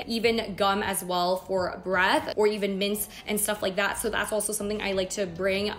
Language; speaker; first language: English; native; English